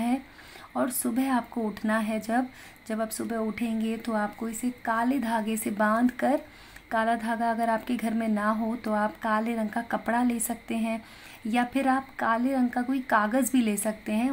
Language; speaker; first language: Hindi; native; Hindi